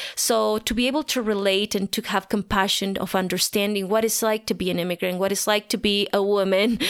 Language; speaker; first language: English; non-native, fluent; Spanish